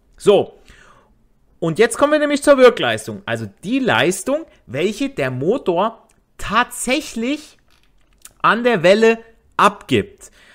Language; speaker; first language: German; native; German